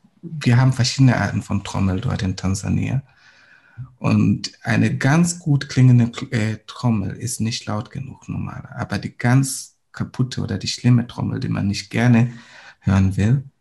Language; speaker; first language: German; non-native, fluent; Swahili